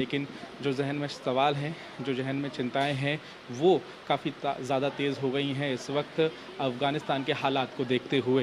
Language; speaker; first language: Hindi; native; Hindi